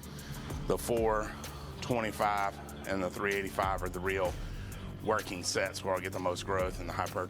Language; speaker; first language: English; native; English